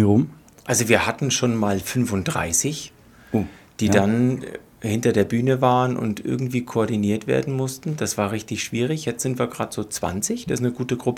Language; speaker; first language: German; native; German